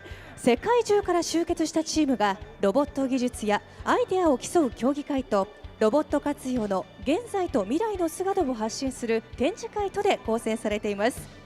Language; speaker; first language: Japanese; native; Japanese